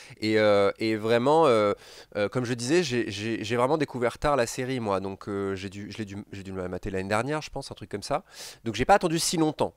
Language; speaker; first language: French; native; French